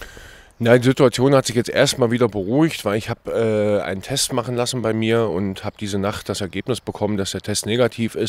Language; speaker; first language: German; native; German